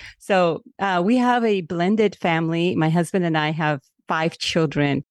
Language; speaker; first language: English; non-native, local second language; Spanish